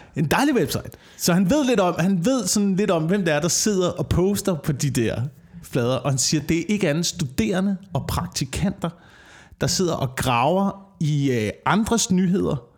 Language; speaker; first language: Danish; native; Danish